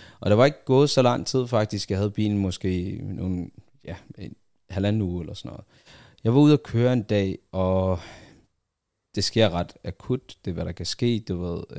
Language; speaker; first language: Danish; early bilingual, other home language; Arabic